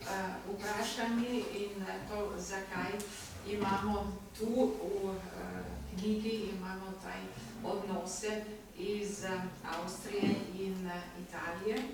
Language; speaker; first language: Slovenian; non-native, learner; German